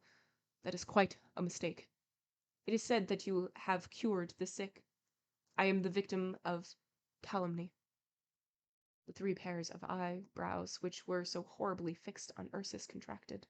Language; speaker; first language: English; native; English